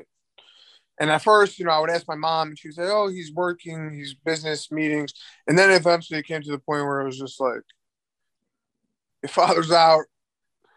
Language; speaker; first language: English; native; English